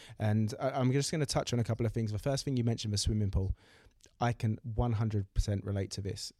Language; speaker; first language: English; native; English